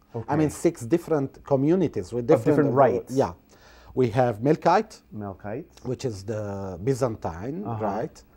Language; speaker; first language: English; non-native, fluent; Arabic